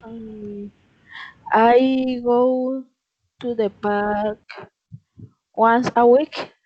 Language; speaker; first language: English; non-native, learner; Spanish